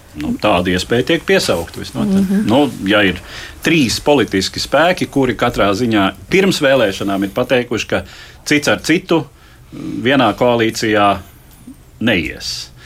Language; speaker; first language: Latvian; native; Latvian